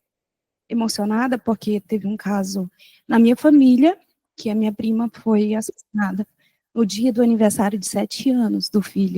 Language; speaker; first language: Portuguese; native; Portuguese